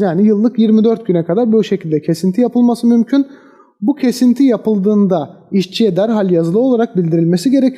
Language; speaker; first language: Turkish; native; Turkish